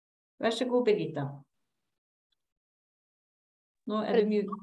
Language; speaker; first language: Norwegian; native; Norwegian